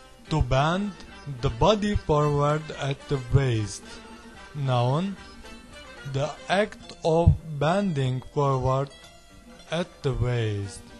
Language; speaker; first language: English; non-native, learner; Turkish